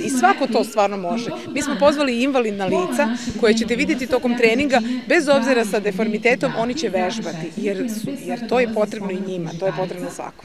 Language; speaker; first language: Serbian; native; Serbian